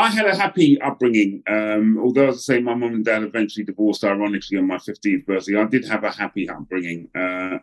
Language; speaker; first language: English; native; English